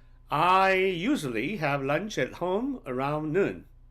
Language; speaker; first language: English; non-native, fluent; Korean